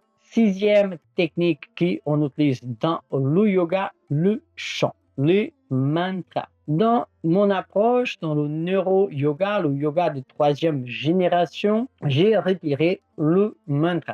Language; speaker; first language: French; non-native, fluent; Portuguese